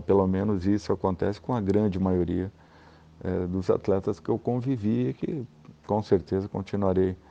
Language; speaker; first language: Portuguese; native; Portuguese